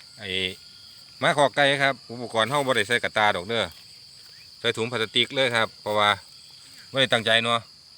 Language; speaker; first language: Thai; native; Thai